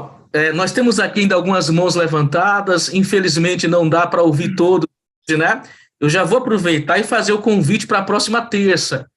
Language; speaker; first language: Portuguese; native; Portuguese